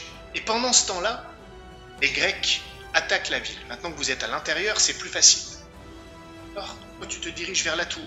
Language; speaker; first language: French; native; French